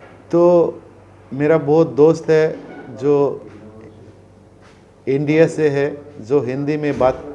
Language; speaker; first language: Hindi; non-native, learner; Bangla